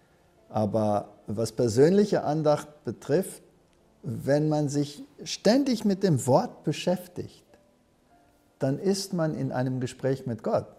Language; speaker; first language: German; early bilingual, heritage; German